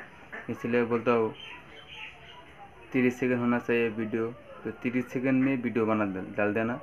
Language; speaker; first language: Hindi; non-native, local second language; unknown